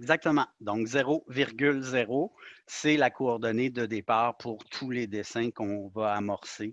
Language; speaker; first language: French; native; French